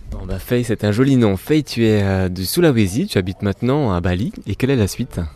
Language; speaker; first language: French; native; French